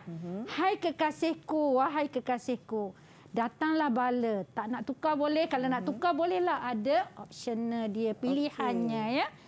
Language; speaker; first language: Malay; native; Malay